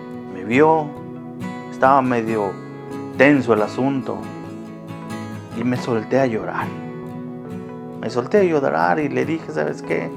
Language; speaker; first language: Spanish; native; Spanish